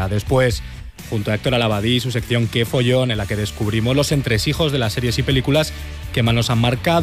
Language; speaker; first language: Spanish; native; Spanish